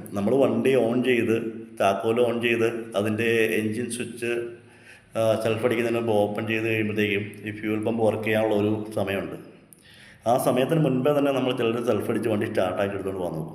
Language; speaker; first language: Malayalam; native; Malayalam